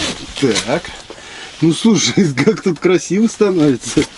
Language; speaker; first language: Russian; native; Russian